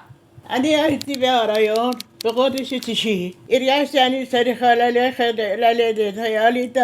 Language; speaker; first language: Hebrew; non-native, learner; Persian